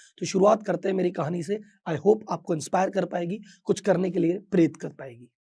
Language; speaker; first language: Hindi; native; Hindi